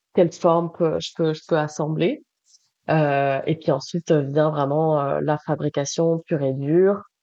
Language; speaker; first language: French; native; French